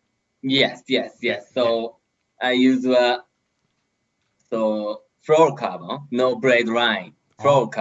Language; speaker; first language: English; non-native, learner; Japanese